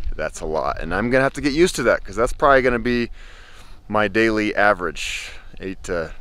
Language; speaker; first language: English; native; English